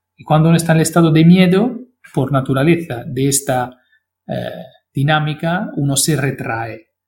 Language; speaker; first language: Spanish; non-native, fluent; Italian